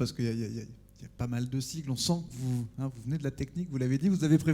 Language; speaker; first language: French; native; French